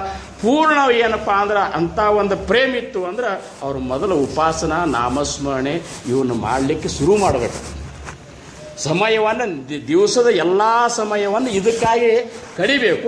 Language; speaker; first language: Kannada; native; Kannada